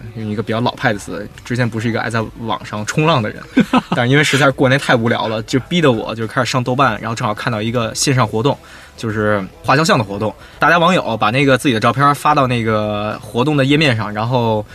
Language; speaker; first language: Chinese; native; Chinese